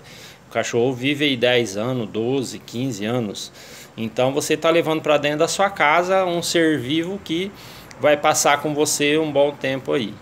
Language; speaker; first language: Portuguese; native; Portuguese